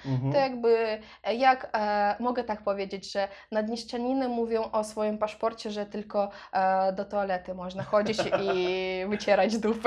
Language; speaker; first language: Polish; non-native, learner; Russian